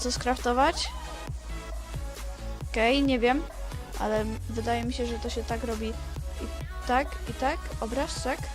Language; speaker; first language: Polish; native; Polish